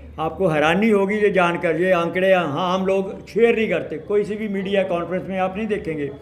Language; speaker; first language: Hindi; native; Hindi